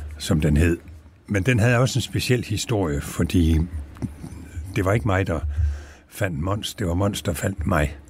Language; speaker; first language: Danish; native; Danish